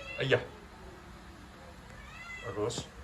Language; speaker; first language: Indonesian; non-native, learner; English